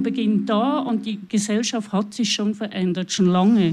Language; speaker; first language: German; native; German